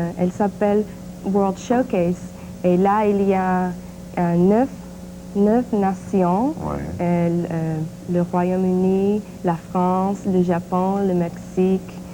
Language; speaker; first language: French; non-native, learner; English